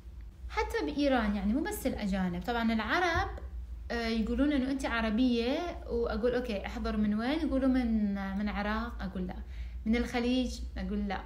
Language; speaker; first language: Arabic; non-native, fluent; Persian